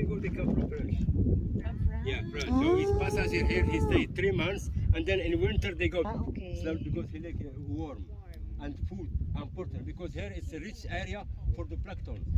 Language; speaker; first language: English; non-native, learner; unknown